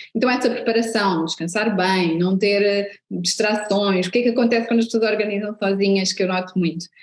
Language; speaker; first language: Portuguese; native; Portuguese